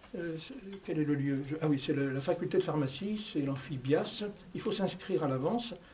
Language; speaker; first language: French; native; French